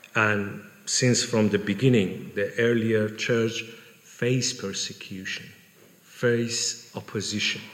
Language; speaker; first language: English; non-native, fluent; Persian